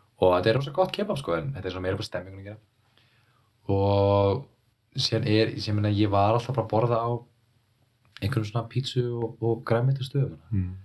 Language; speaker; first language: Icelandic; native; Icelandic